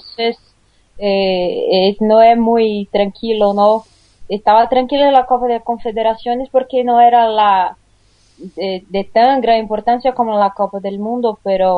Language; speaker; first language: Spanish; non-native, learner; Portuguese